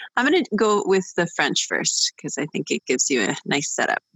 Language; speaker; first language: English; native; English